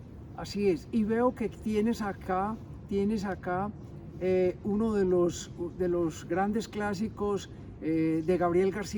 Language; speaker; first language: Spanish; native; Spanish